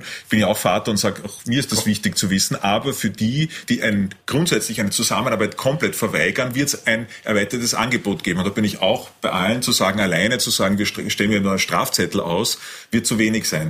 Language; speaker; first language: German; native; German